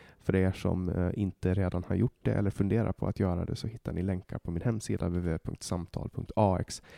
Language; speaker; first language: Swedish; native; Swedish